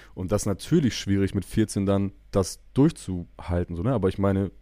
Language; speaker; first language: German; native; German